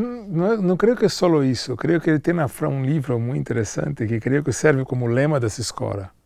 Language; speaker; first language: Spanish; non-native, learner; Portuguese